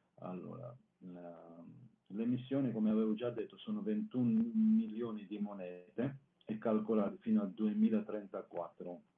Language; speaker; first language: Italian; non-native, fluent; Armenian